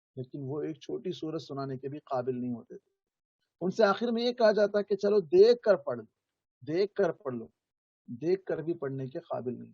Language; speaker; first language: Urdu; native; Urdu